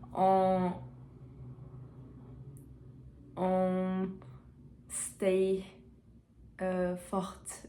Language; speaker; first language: French; non-native, learner; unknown